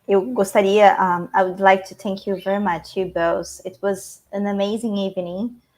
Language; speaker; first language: English; non-native, fluent; Portuguese